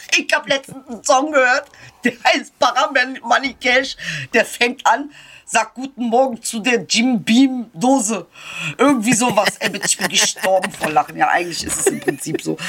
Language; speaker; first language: German; early bilingual, other home language; Turkish